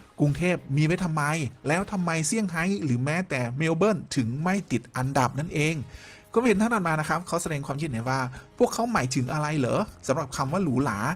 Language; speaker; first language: Thai; native; Thai